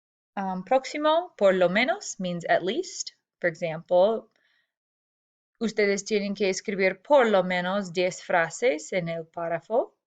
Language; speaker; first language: Spanish; non-native, fluent; English